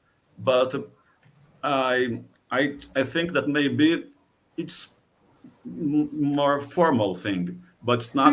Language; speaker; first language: English; non-native, fluent; Portuguese